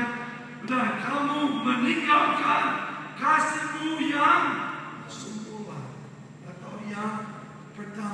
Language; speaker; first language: Indonesian; non-native, fluent; English